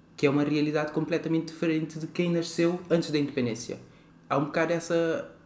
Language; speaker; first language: Portuguese; non-native, local second language; Kabuverdianu